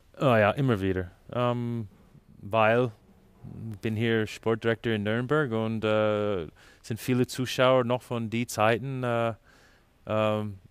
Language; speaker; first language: German; non-native, fluent; English